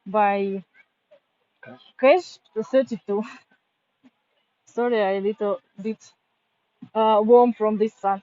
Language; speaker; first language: English; non-native, fluent; Russian